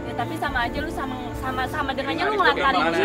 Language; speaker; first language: Indonesian; native; Indonesian